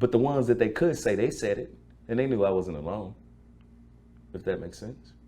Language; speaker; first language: English; native; English